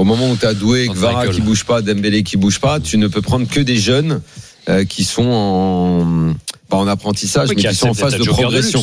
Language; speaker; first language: French; native; French